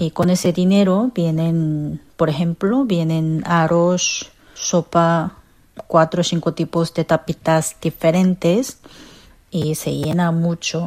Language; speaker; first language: Spanish; non-native, local second language; Korean